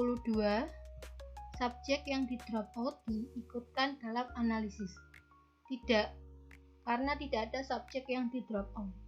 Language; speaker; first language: Indonesian; native; Indonesian